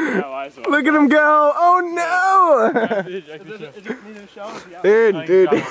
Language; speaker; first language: English; native; English